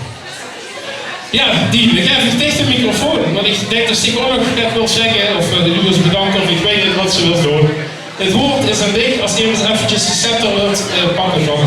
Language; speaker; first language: Dutch; native; Dutch